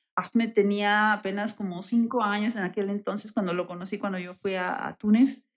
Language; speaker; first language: Spanish; native; Spanish